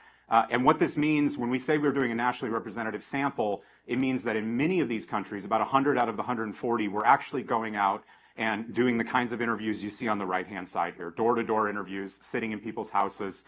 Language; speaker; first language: English; native; English